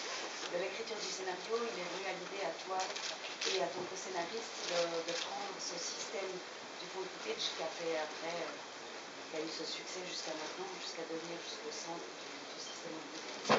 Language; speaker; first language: French; native; French